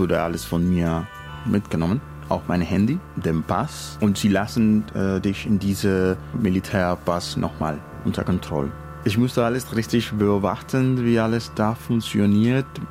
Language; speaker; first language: German; non-native, fluent; Spanish